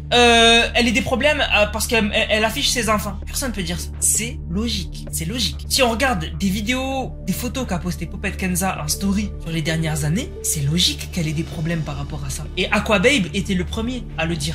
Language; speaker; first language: French; native; French